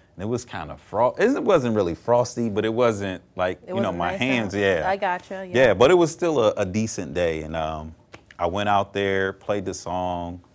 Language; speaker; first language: English; native; English